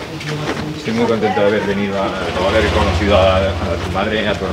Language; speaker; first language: Spanish; native; Spanish